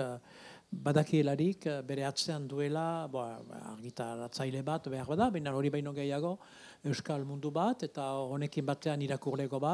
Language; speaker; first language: Basque; native; Basque